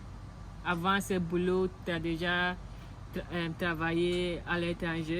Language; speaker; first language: French; non-native, learner; Akan